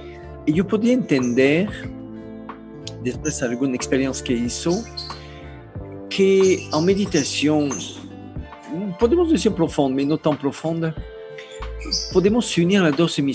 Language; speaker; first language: Spanish; non-native, learner; French